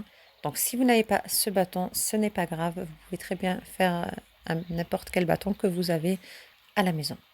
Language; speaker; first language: French; early bilingual, other home language; Turkish